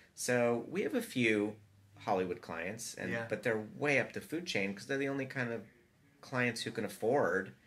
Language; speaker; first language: English; native; English